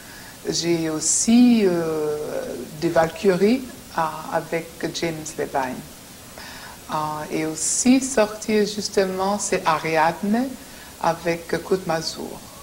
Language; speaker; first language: French; non-native, fluent; English